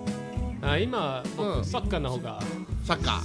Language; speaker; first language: Japanese; non-native, fluent; English